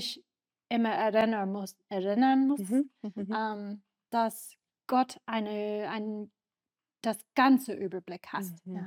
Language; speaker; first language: German; non-native, learner; English